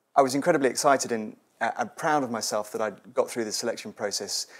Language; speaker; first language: English; native; English